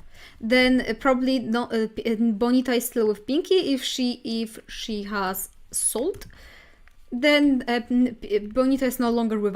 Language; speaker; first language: English; non-native, fluent; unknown